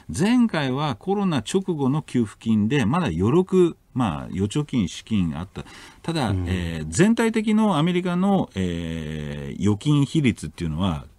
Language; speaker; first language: Japanese; non-native, fluent; English